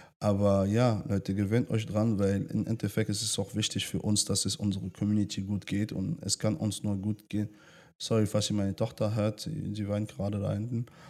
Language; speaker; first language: German; early bilingual, other home language; French